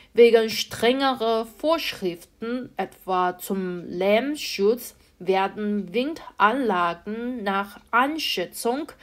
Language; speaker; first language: German; non-native, fluent; Chinese